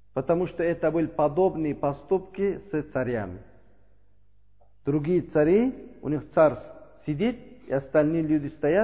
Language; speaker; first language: Russian; non-native, learner; Uzbek